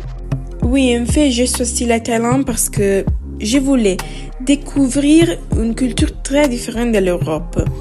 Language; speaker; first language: French; non-native, learner; Italian